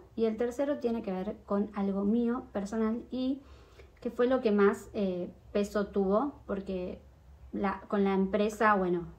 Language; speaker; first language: Spanish; native; Spanish